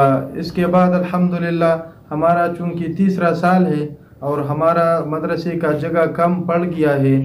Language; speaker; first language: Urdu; non-native, local second language; Pashto